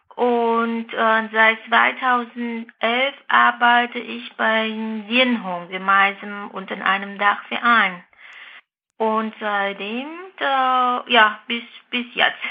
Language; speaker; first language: German; non-native, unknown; Vietnamese